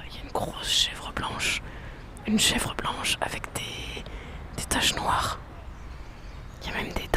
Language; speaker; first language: French; native; French